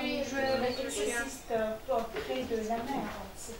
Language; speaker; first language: French; non-native, learner; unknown